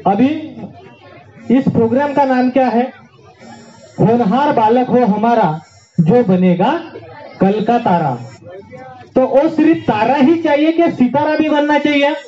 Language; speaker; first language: Hindi; non-native, local second language; Marathi